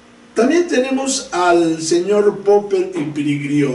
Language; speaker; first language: Spanish; native; Spanish